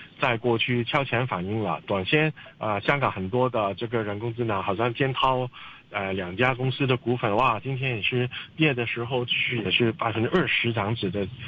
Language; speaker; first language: Chinese; non-native, local second language; Cantonese